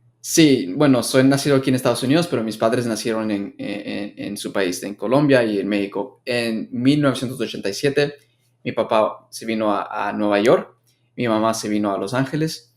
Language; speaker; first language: Spanish; early bilingual, heritage; Spanish